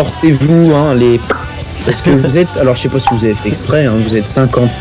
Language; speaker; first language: French; native; French